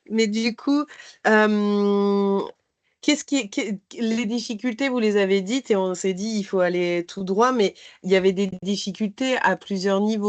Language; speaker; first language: French; native; French